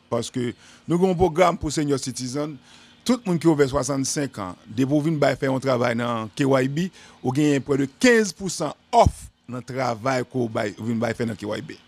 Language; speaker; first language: French; non-native, local second language; Haitian Creole